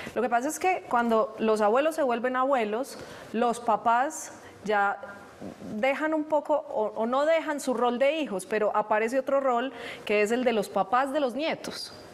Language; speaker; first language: Spanish; native; Spanish